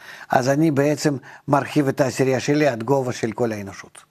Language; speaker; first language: Hebrew; non-native, fluent; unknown